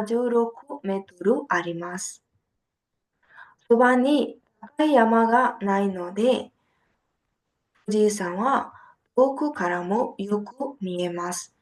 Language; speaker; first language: Japanese; non-native, fluent; Burmese